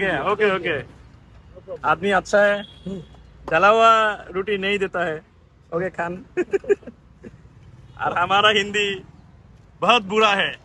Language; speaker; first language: Hindi; non-native, learner; Bangla